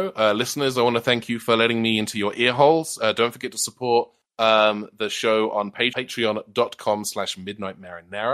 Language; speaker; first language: English; native; English